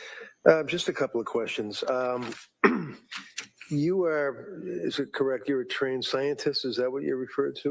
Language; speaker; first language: English; native; English